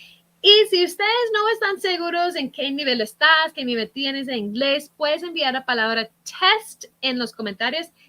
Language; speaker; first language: Spanish; non-native, fluent; English